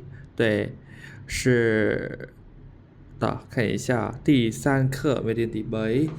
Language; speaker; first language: Chinese; non-native, fluent; Khmer